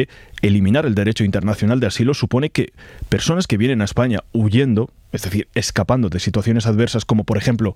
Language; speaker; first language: Spanish; native; Spanish